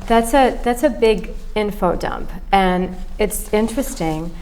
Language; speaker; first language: English; native; English